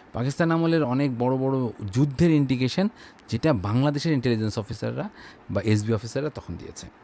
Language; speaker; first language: Bangla; native; Bangla